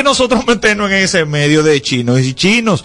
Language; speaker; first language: Spanish; native; Spanish